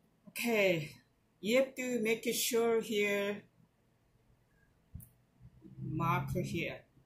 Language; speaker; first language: English; non-native, learner; Korean